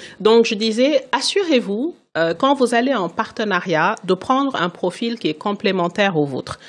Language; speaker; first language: French; non-native, local second language; Wolof